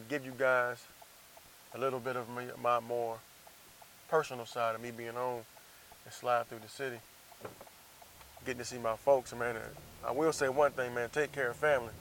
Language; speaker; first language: English; native; English